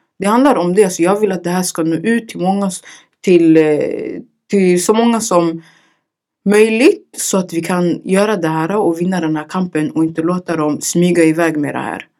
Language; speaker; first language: Swedish; early bilingual, other home language; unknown